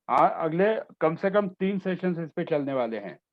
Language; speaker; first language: Hindi; non-native, local second language; Marathi